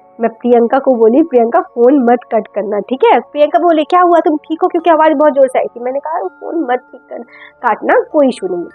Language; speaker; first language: Hindi; non-native, local second language; Bangla